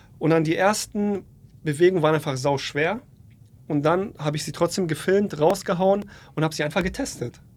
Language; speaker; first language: German; early bilingual, other home language; Polish